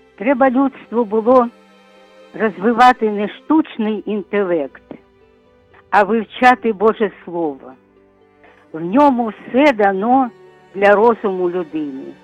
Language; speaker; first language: Ukrainian; native; Ukrainian